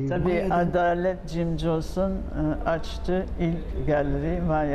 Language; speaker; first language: Turkish; non-native, fluent; French